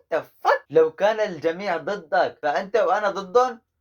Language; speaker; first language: Arabic; native; Arabic